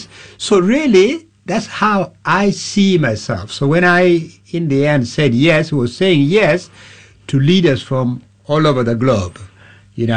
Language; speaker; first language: English; non-native, local second language; Acoli